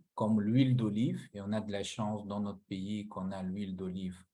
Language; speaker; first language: French; non-native, local second language; Arabic